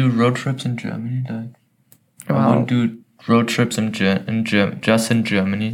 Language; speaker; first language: English; non-native, fluent; German